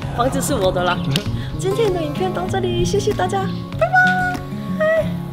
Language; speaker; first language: Chinese; non-native, fluent; Korean